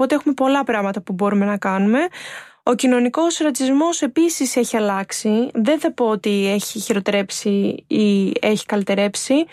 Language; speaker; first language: Greek; early bilingual, other home language; Albanian